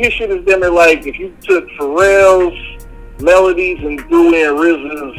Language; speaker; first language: English; native; English